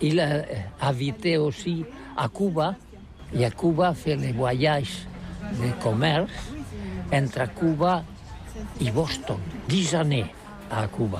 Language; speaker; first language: French; non-native, learner; Catalan